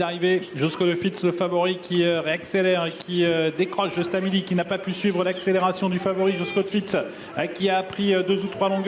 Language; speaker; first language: French; native; French